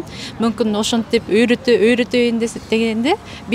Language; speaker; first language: Kyrgyz; non-native, fluent; Japanese